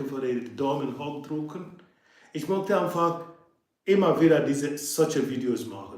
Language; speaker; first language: German; non-native, fluent; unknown